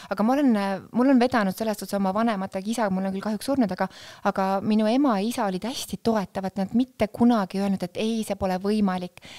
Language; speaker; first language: Estonian; native; Estonian